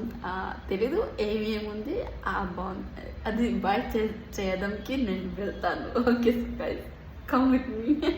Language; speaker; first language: Telugu; non-native, learner; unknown